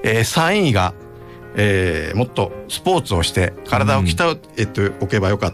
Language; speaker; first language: Japanese; native; Japanese